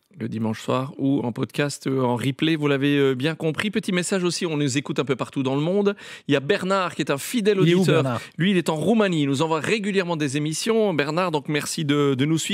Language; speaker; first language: French; native; French